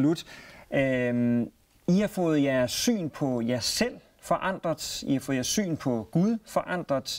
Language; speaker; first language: Danish; native; Danish